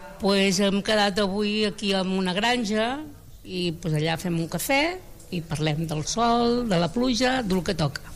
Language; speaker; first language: Catalan; native; Catalan